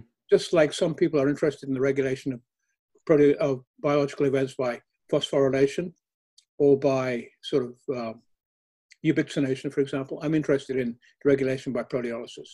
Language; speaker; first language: English; native; English